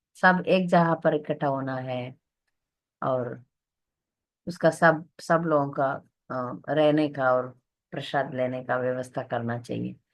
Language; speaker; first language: Hindi; non-native, local second language; Tamil